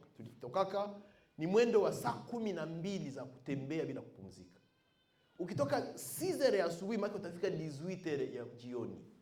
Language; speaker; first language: Swahili; non-native, local second language; Bembe